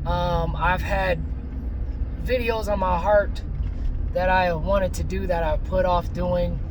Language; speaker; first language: English; native; English